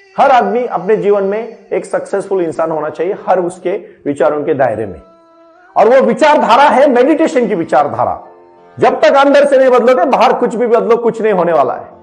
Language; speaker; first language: Hindi; non-native, local second language; Marathi